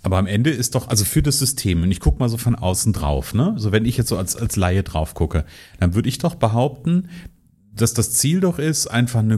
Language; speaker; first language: German; native; German